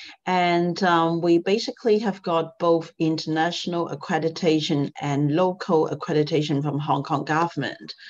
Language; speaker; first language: English; non-native, local second language; Cantonese